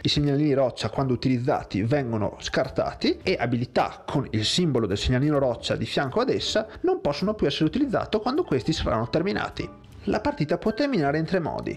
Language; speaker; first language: Italian; native; Italian